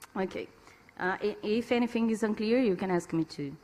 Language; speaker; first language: English; non-native, learner; Portuguese